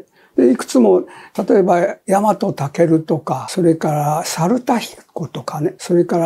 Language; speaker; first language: Japanese; native; Japanese